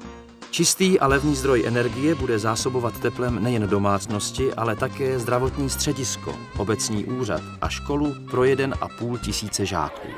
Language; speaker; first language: Czech; native; Czech